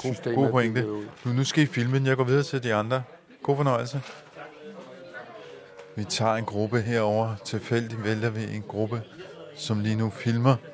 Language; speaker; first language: Danish; native; Danish